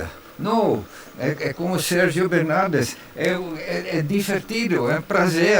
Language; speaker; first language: Portuguese; non-native, fluent; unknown